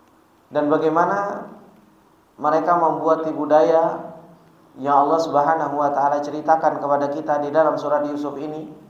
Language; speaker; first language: Indonesian; native; Indonesian